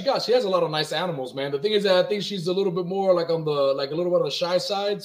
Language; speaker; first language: English; early bilingual, other home language; Spanish